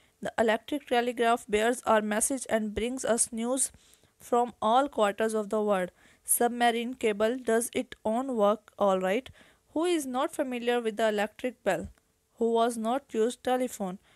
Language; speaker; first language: English; non-native, local second language; Urdu